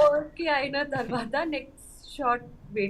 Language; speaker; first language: Telugu; non-native, learner; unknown